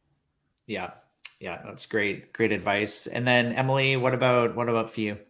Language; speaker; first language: English; native; English